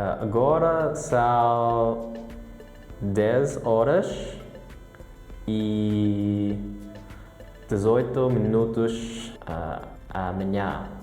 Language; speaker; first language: Portuguese; non-native, learner; English